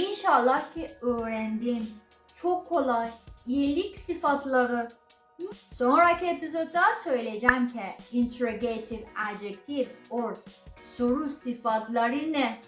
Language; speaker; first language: Turkish; non-native, learner; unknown